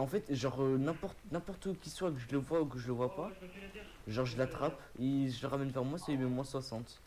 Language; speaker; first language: French; native; French